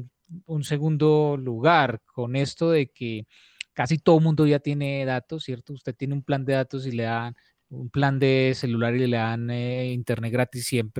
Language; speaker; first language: Spanish; native; Spanish